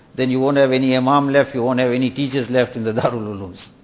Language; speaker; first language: English; native; English